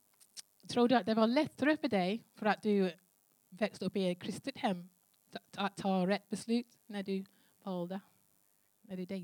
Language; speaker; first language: Swedish; non-native, learner; English